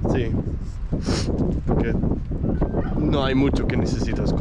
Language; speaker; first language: Spanish; non-native, fluent; Danish